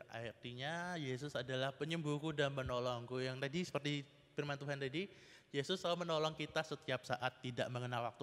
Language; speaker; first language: Indonesian; native; Indonesian